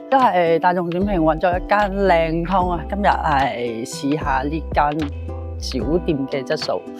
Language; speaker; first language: Chinese; non-native, local second language; Hakka Chinese